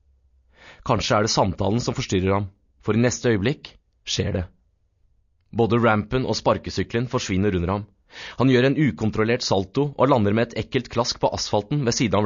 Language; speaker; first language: Norwegian; native; Norwegian